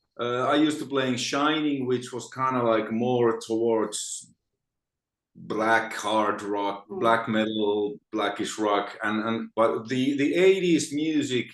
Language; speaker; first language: English; non-native, fluent; Finnish